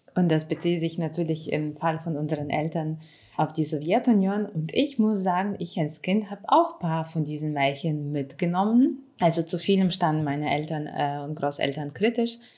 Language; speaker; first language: German; non-native, fluent; Ukrainian